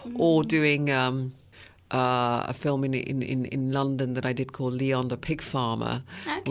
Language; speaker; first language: English; early bilingual, other home language; French